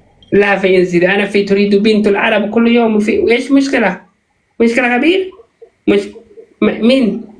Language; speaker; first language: Arabic; non-native, learner; Oromo